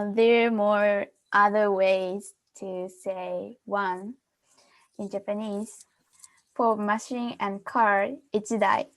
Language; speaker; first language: English; non-native, fluent; Japanese